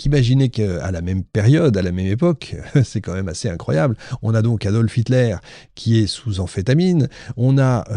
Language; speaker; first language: French; native; French